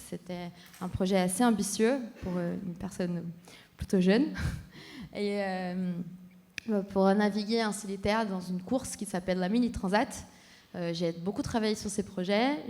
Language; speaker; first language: French; non-native, fluent; Portuguese